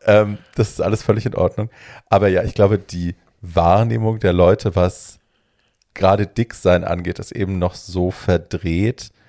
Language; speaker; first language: German; native; German